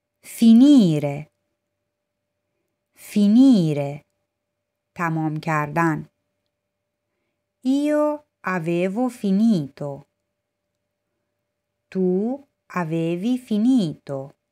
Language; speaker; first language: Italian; non-native, fluent; Persian